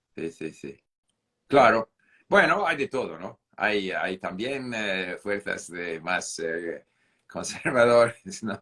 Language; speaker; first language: Spanish; non-native, fluent; English